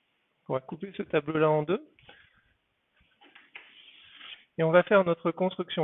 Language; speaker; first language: French; native; French